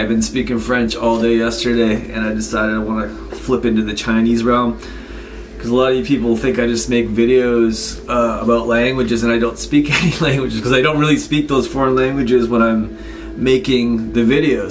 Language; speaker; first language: English; native; English